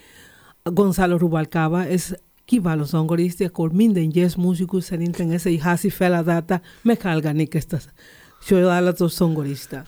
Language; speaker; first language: Hungarian; non-native, fluent; Spanish